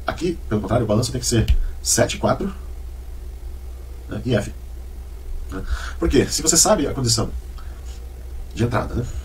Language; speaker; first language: Portuguese; native; Portuguese